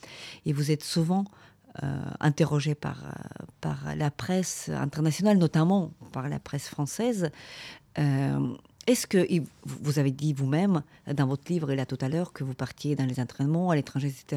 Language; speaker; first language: French; non-native, fluent; Ukrainian